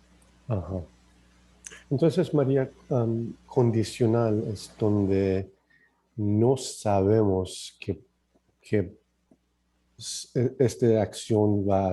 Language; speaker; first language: Spanish; non-native, learner; English